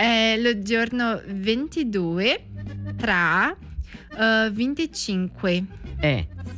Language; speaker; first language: Italian; non-native, learner; Portuguese